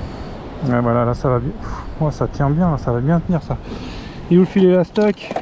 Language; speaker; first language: French; native; French